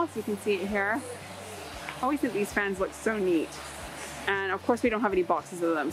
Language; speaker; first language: English; native; English